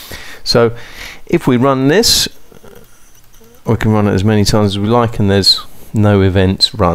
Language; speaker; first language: English; native; English